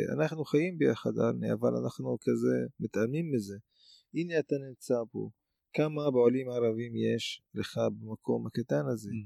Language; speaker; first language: Hebrew; non-native, local second language; Arabic